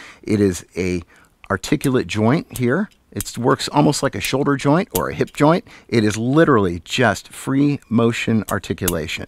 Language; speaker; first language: English; native; English